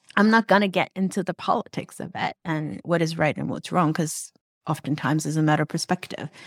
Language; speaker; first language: English; non-native, local second language; Cantonese